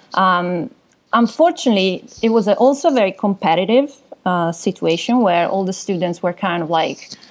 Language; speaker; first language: English; non-native, fluent; Italian